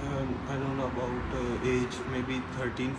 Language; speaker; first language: English; non-native, learner; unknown